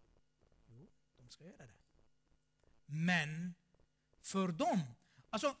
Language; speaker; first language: Swedish; non-native, fluent; Armenian